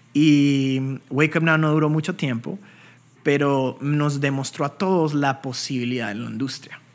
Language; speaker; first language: Spanish; early bilingual, heritage; Spanish